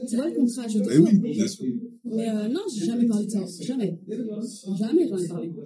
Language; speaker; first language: French; native; French